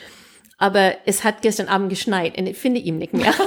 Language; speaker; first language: German; non-native, fluent; English